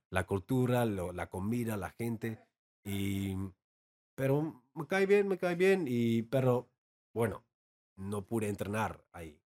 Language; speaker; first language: Spanish; non-native, learner; Dutch